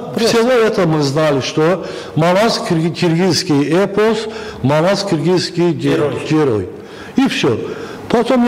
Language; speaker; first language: Russian; non-native, fluent; Azerbaijani